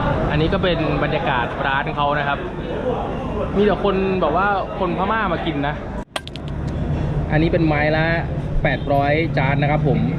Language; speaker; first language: Thai; native; Thai